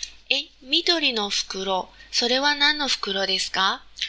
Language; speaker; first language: Japanese; non-native, fluent; Chinese